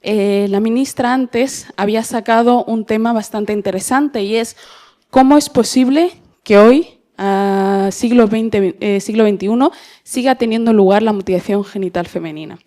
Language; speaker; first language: Spanish; native; Spanish